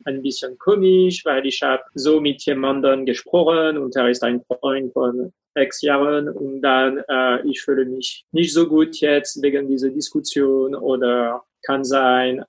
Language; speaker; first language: German; non-native, fluent; French